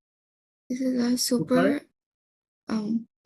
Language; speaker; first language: English; non-native, local second language; Bangla